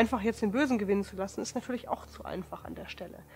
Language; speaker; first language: German; native; German